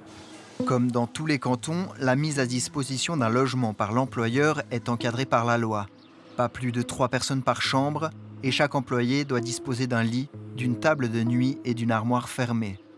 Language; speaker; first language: French; native; French